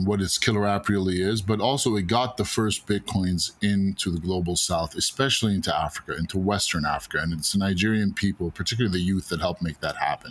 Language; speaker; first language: English; native; English